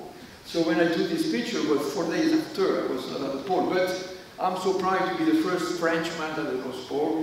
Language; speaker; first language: English; non-native, learner; French